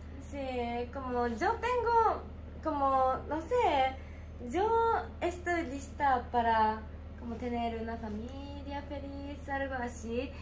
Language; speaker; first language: Spanish; non-native, learner; Japanese